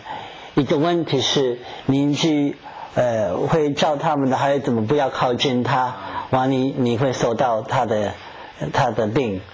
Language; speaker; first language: Chinese; non-native, fluent; English